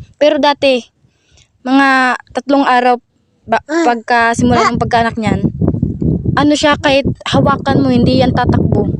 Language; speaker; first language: Filipino; non-native, local second language; Cebuano